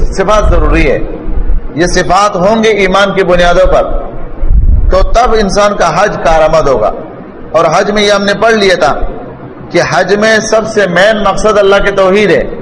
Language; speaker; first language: Urdu; non-native, local second language; Pashto